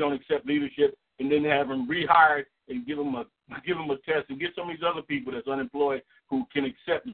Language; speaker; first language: English; native; English